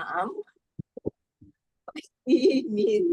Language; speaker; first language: Arabic; non-native, learner; Malay